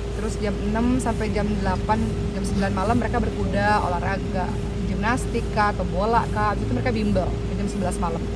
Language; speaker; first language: Indonesian; native; Indonesian